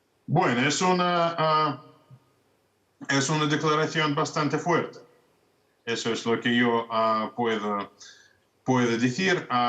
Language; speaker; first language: Spanish; non-native, fluent; Russian